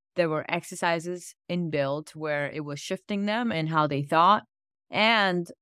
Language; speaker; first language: English; non-native, local second language; Gujarati